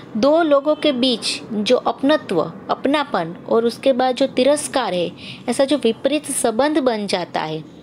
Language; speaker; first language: Hindi; non-native, local second language; Gujarati